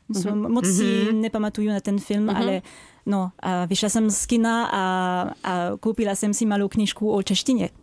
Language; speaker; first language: Czech; non-native, fluent; French